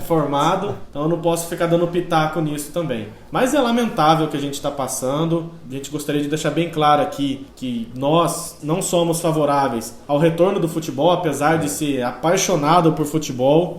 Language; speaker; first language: Portuguese; native; Portuguese